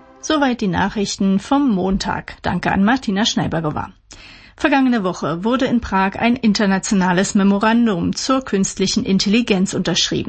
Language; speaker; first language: German; native; German